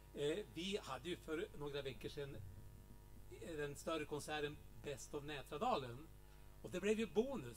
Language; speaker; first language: Swedish; native; Swedish